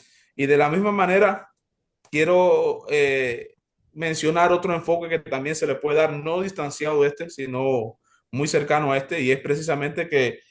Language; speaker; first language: Spanish; native; Spanish